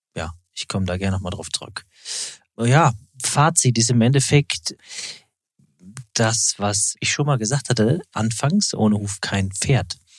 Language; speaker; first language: German; native; German